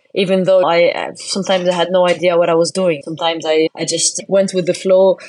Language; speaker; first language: English; non-native, fluent; Arabic